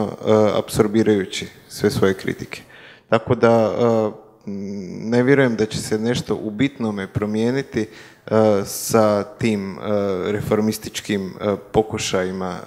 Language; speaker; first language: Croatian; native; Croatian